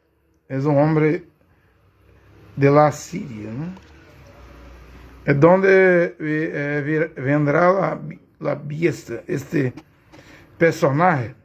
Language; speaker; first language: Spanish; non-native, learner; Portuguese